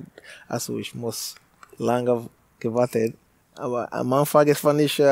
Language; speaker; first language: German; non-native, learner; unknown